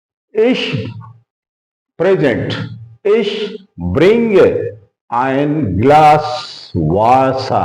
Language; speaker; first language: German; non-native, fluent; Urdu